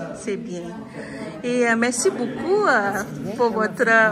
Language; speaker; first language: French; non-native, learner; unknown